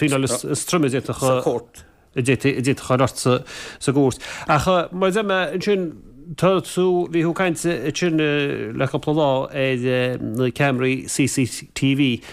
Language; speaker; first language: Irish; native; Irish